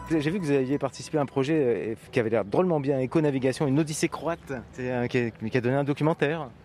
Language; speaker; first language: French; native; French